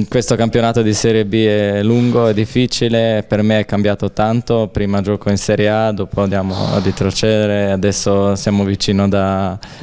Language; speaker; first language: Italian; non-native, learner; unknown